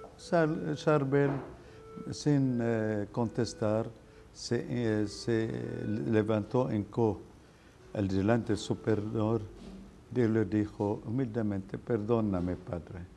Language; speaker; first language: Spanish; non-native, fluent; Arabic